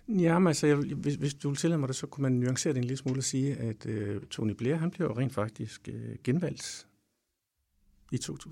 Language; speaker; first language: Danish; native; Danish